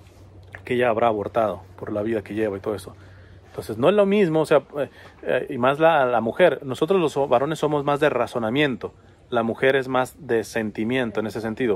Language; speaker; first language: Spanish; native; Spanish